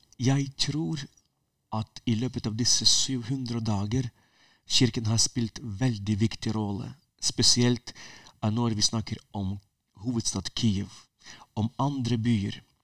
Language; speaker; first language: Norwegian; non-native, fluent; Ukrainian